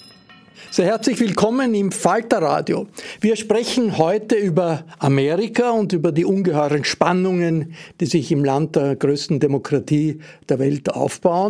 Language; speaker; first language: German; native; German